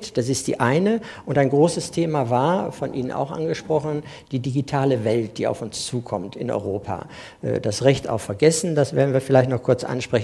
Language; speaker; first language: German; native; German